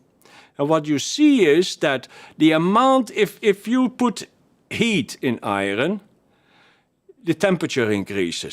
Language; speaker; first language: English; non-native, fluent; Dutch